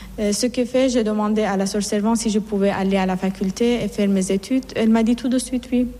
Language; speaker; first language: French; non-native, fluent; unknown